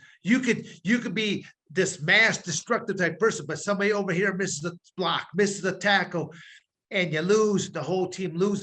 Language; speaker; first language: English; native; English